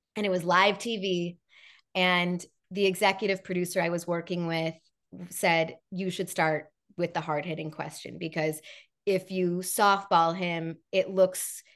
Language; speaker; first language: English; native; English